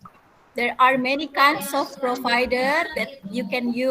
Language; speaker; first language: English; non-native, fluent; Indonesian